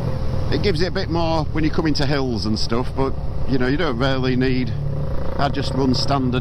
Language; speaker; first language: English; native; English